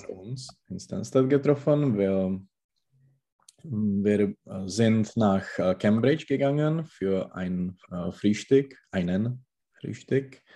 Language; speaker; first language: German; non-native, learner; Czech